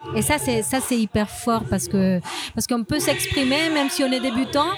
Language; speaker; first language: French; non-native, fluent; Spanish